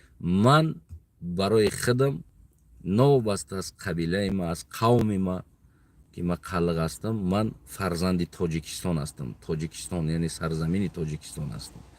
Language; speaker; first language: Tajik; non-native, local second language; Uzbek